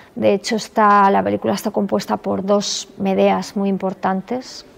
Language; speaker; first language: Spanish; non-native, local second language; Galician